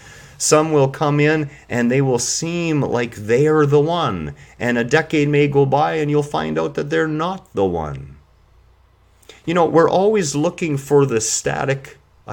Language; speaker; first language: English; native; English